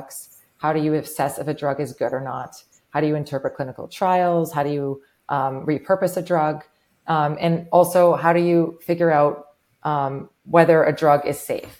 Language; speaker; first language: English; native; English